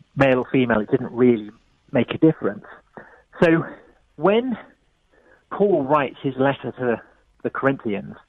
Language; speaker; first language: English; native; English